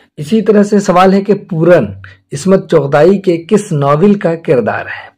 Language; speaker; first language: Urdu; native; Urdu